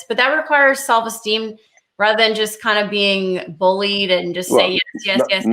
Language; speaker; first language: English; native; English